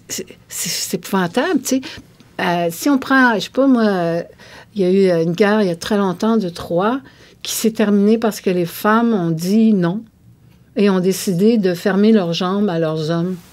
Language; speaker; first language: French; native; French